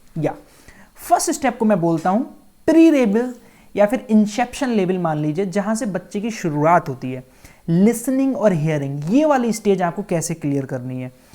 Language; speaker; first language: Hindi; native; Hindi